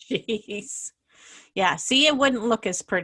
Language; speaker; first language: English; native; English